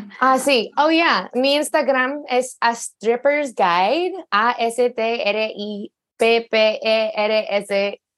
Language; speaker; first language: Spanish; non-native, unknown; English